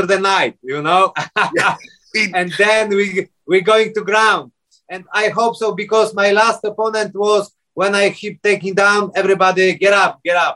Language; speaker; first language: English; non-native, learner; Polish